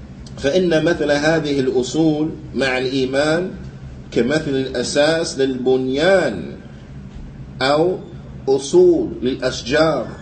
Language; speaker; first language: Arabic; non-native, fluent; English